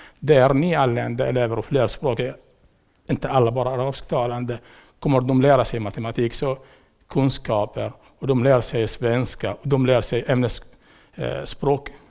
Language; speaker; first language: Swedish; non-native, fluent; Arabic